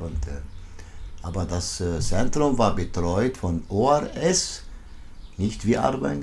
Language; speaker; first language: German; non-native, learner; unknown